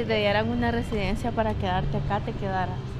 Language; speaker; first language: Spanish; native; Spanish